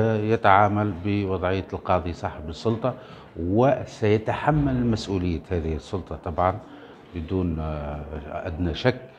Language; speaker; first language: Arabic; native; Arabic